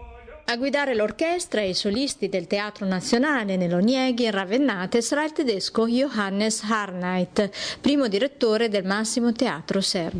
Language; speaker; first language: Italian; native; Italian